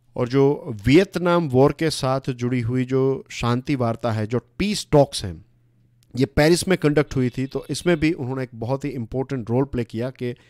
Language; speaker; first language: Hindi; non-native, local second language; Gujarati